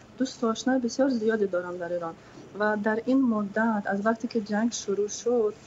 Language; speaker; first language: Persian; non-native, fluent; Ukrainian